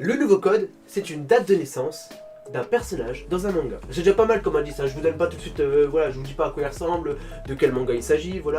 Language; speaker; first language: French; native; French